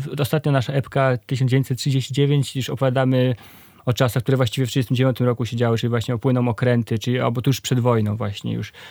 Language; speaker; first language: Polish; native; Polish